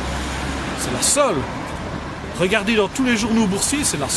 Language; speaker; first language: French; native; French